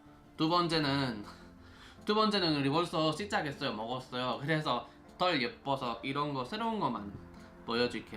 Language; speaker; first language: Korean; non-native, fluent; Spanish